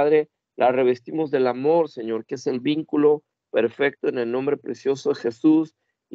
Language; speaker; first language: Spanish; native; Spanish